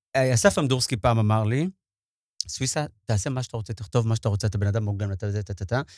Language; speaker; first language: Hebrew; native; Hebrew